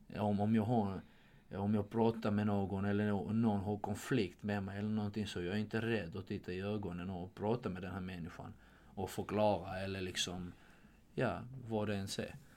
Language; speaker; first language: Swedish; non-native, fluent; Georgian